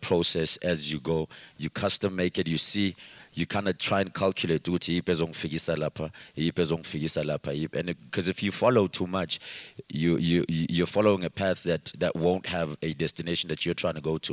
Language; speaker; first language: English; non-native, local second language; Zulu